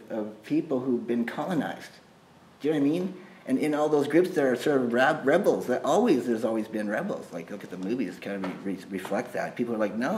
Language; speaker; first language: English; native; English